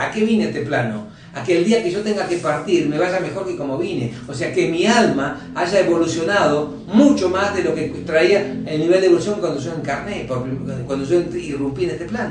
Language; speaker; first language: Spanish; native; Spanish